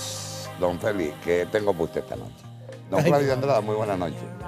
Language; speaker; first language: Spanish; native; Spanish